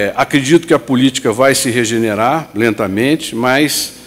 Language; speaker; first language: Portuguese; native; Portuguese